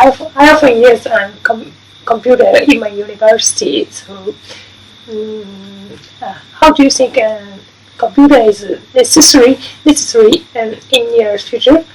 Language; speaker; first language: English; non-native, learner; Japanese